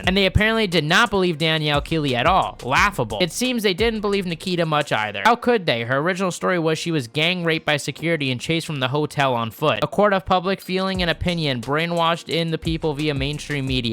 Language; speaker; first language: English; native; English